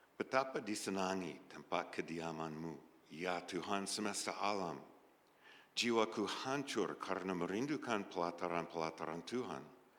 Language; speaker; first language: Indonesian; native; Indonesian